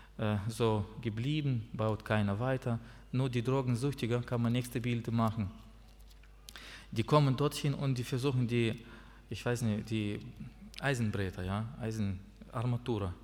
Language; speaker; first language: German; non-native, learner; Russian